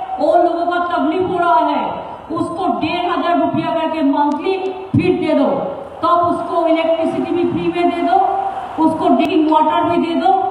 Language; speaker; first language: Hindi; non-native, local second language; Bangla